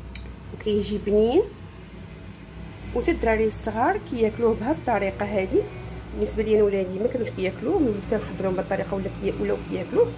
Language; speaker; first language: Arabic; native; Arabic